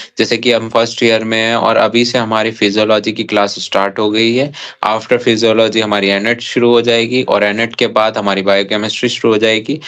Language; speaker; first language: Hindi; native; Hindi